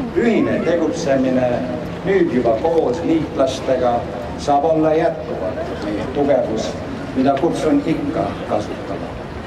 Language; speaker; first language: Estonian; early bilingual, heritage; Estonian